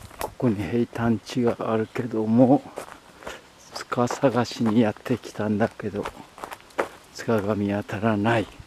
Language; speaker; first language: Japanese; native; Japanese